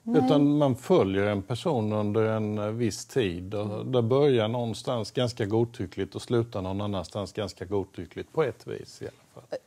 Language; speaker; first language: Swedish; native; Swedish